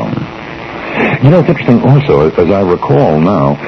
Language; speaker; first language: English; native; English